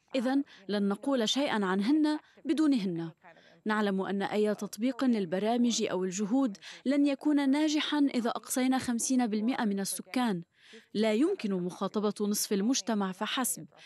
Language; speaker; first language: Arabic; early bilingual, other home language; Persian